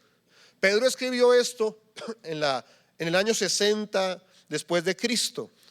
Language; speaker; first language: Spanish; native; Spanish